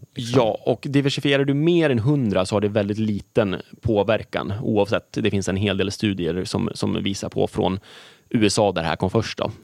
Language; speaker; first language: Swedish; native; Swedish